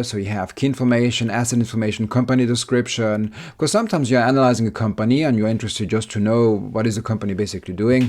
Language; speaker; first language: English; non-native, fluent; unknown